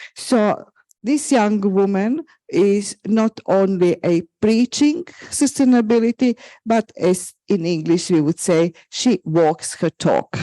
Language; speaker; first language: English; non-native, fluent; Croatian